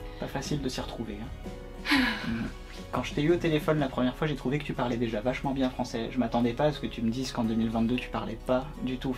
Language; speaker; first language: French; native; French